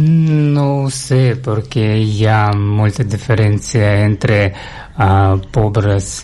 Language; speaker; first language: Catalan; non-native, learner; Russian